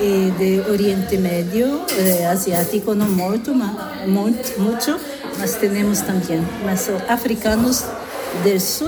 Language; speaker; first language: Spanish; non-native, learner; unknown